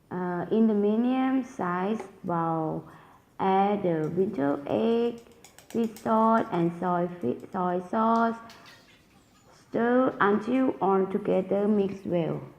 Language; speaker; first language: English; non-native, learner; Thai